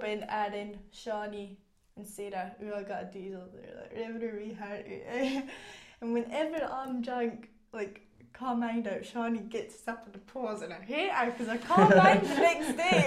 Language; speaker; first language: English; native; English